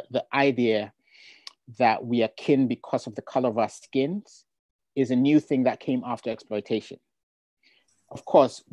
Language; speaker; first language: English; non-native, local second language; Ga